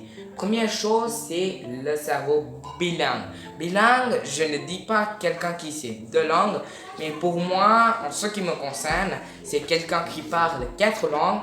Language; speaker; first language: French; non-native, learner; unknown